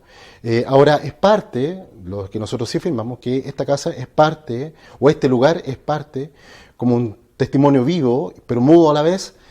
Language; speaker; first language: Spanish; native; Spanish